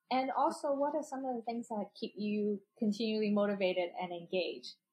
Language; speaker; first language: English; non-native, local second language; Cantonese